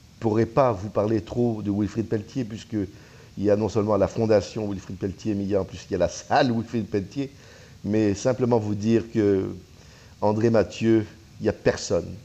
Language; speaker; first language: French; native; French